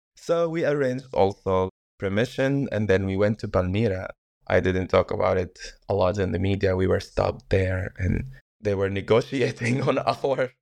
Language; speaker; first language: English; non-native, fluent; Arabic